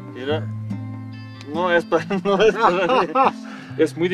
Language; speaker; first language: Spanish; non-native, learner; Serbian